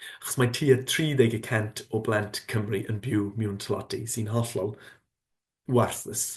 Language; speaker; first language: Welsh; non-native, fluent; English